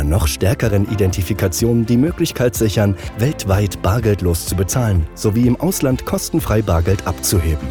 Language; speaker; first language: German; native; German